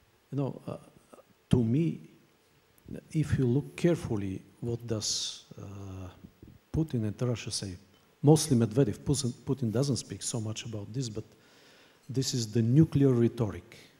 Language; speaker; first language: English; non-native, fluent; Bulgarian